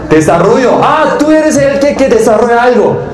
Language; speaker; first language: Spanish; non-native, learner; Korean